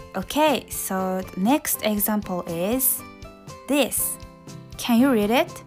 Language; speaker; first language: English; non-native, fluent; Japanese